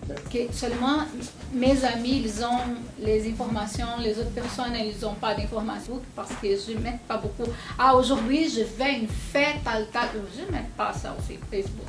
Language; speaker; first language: French; non-native, fluent; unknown